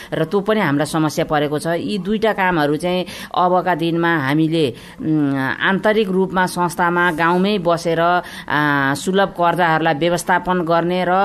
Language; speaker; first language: Nepali; native; Nepali